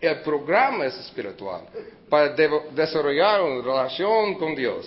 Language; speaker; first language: Spanish; early bilingual, heritage; Spanish